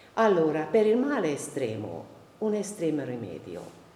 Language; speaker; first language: Italian; non-native, fluent; Hungarian